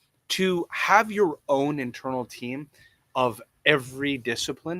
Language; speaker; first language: English; native; English